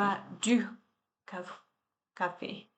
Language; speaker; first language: French; non-native, learner; Chinese